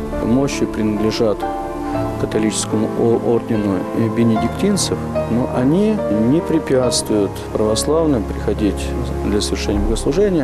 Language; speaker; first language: Russian; native; Russian